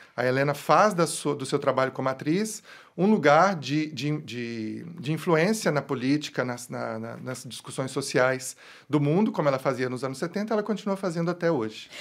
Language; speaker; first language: Portuguese; native; Portuguese